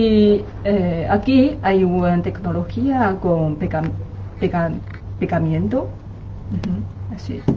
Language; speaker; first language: Spanish; non-native, learner; Chinese